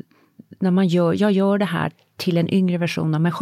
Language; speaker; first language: Swedish; native; Swedish